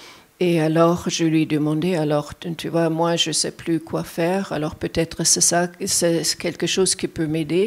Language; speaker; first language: French; non-native, fluent; German